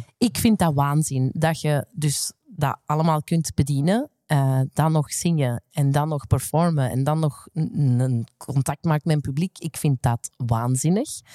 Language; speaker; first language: Dutch; native; Dutch